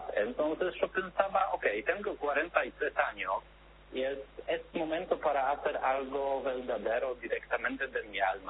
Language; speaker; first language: Spanish; non-native, fluent; Polish